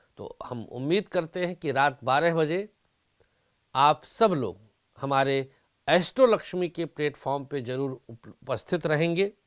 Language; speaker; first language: Hindi; native; Hindi